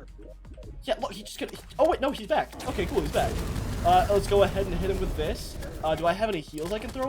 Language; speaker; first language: English; native; English